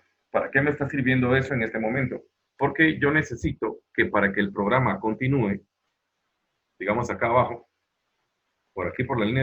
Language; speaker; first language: Spanish; native; Spanish